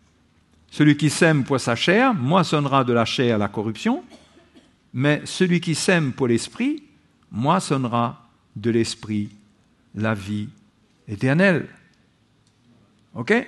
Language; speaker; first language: French; native; French